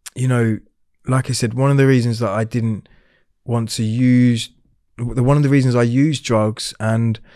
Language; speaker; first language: English; native; English